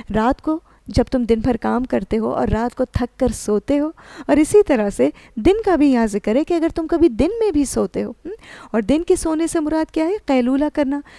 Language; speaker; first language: Urdu; native; Urdu